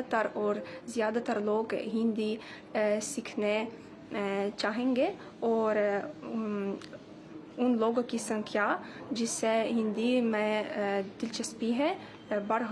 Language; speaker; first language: Hindi; non-native, fluent; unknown